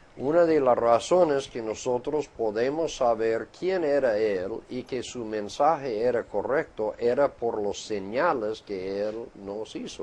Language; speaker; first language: Spanish; non-native, fluent; English